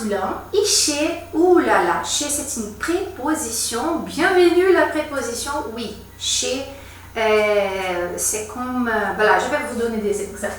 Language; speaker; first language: French; non-native, fluent; Portuguese